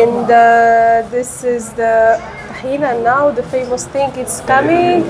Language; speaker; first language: English; non-native, local second language; Arabic